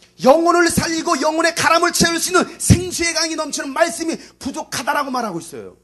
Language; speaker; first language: Korean; native; Korean